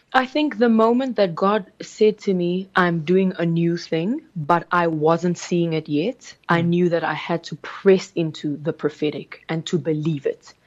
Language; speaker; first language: English; early bilingual, other home language; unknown